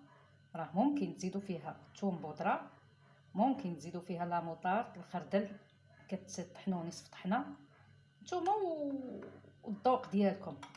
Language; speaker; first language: Arabic; native; Arabic